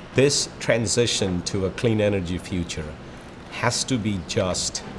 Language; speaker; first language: English; non-native, local second language; Bangla